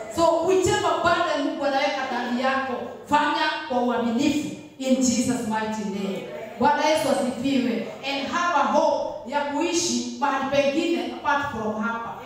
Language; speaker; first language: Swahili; non-native, local second language; Kikuyu